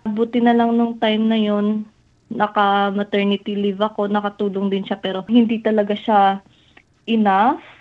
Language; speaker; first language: Filipino; native; Filipino